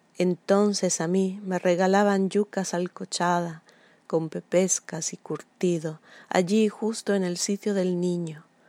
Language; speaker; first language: Spanish; non-native, fluent; Italian